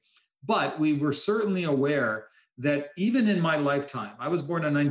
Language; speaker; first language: English; native; English